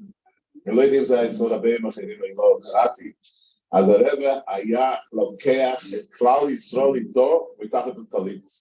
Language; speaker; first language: Hebrew; non-native, fluent; English